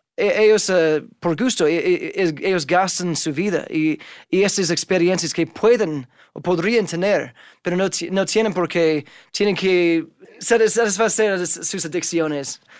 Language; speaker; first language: Spanish; non-native, fluent; English